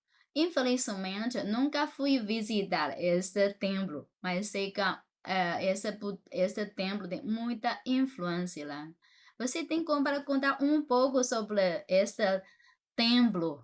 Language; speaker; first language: Portuguese; non-native, fluent; Chinese